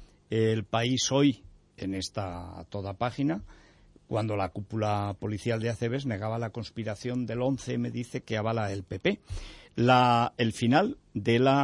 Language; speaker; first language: Spanish; native; Spanish